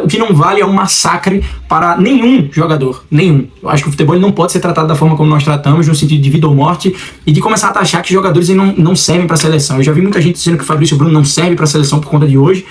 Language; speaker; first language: Portuguese; native; Portuguese